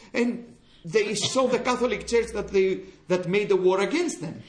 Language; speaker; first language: English; non-native, fluent; Greek